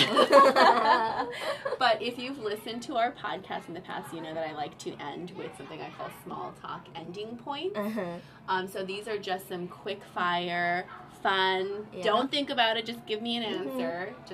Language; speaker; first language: English; native; English